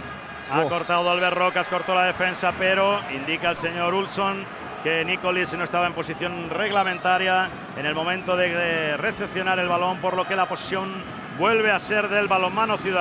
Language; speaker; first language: Spanish; native; Spanish